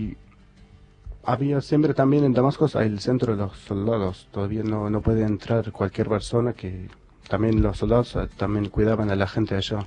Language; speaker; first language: Spanish; non-native, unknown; Arabic